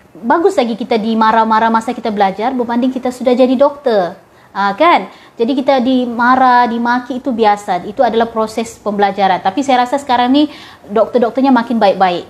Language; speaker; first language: Malay; native; Malay